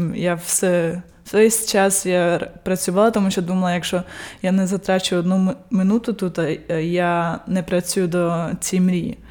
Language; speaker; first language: Ukrainian; early bilingual, heritage; Ukrainian